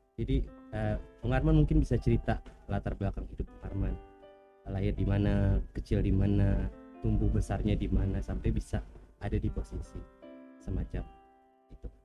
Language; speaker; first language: Indonesian; native; Indonesian